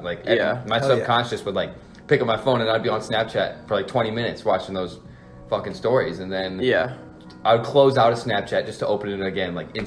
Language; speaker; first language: English; native; English